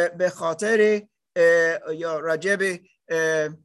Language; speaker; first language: Persian; non-native, learner; German